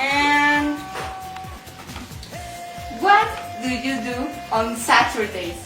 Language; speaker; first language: English; non-native, learner; Spanish